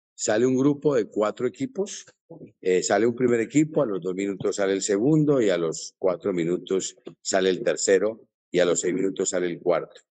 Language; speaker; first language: Spanish; native; Spanish